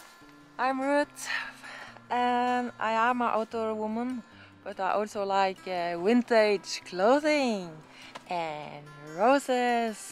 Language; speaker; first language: English; non-native, learner; Norwegian